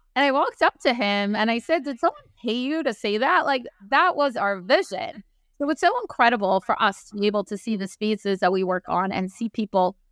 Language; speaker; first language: English; native; English